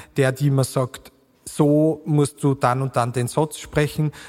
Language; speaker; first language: German; native; German